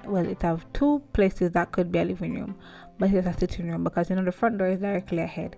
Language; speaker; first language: English; native; English